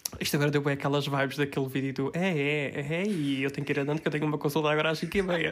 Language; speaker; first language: Portuguese; early bilingual, heritage; Portuguese